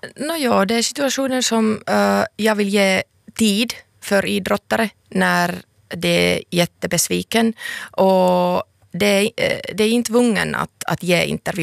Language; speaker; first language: Swedish; non-native, local second language; Finnish